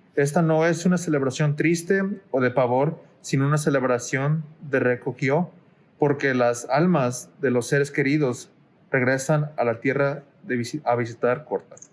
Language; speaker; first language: Spanish; early bilingual, heritage; Spanish